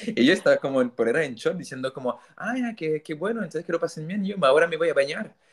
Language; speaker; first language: Spanish; non-native, fluent; French